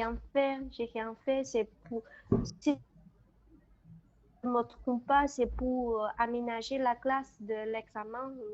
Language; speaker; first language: French; non-native, learner; Chinese